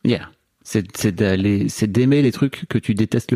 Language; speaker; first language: French; native; French